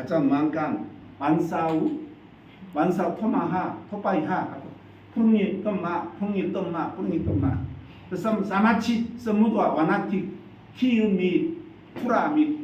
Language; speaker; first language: Thai; non-native, learner; Korean